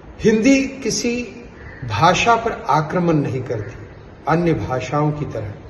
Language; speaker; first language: Hindi; non-native, local second language; Marathi